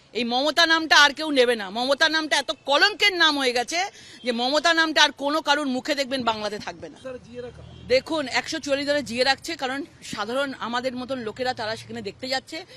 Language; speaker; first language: Bangla; native; Bangla